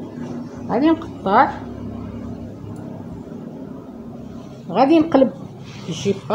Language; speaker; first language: Arabic; native; Arabic